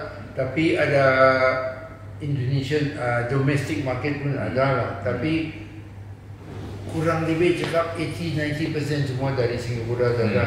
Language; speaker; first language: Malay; non-native, local second language; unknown